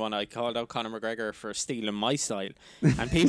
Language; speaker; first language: English; native; English